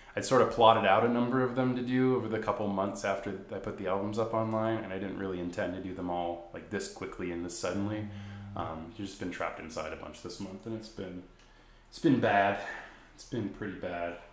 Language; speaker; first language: English; native; English